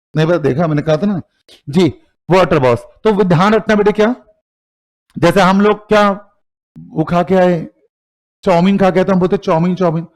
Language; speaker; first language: Hindi; native; Hindi